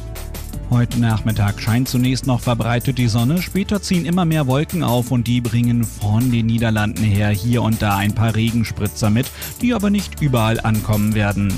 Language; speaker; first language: German; native; German